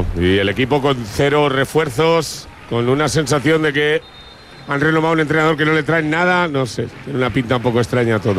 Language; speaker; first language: Spanish; native; Spanish